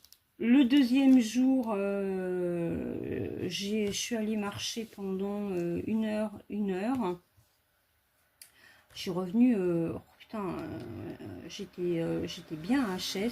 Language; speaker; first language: French; native; French